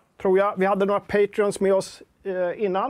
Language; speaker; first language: Swedish; native; Swedish